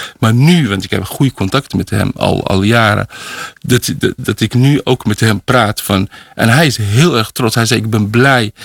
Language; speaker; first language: Dutch; early bilingual, other home language; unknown